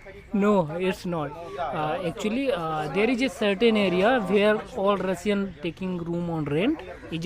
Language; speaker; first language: English; non-native, local second language; Hindi